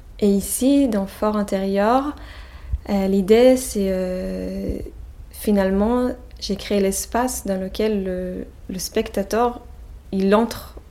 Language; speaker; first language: French; non-native, fluent; Hebrew